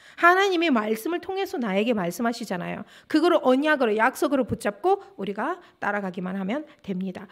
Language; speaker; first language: Korean; non-native, fluent; Russian